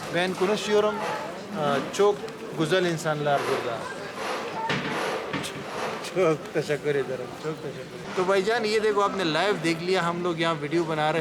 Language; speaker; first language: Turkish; non-native, learner; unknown